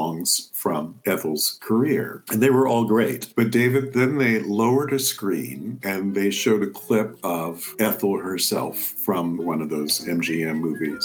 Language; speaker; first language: English; native; English